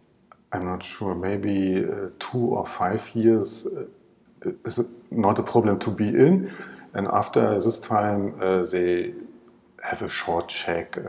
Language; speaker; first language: English; non-native, learner; German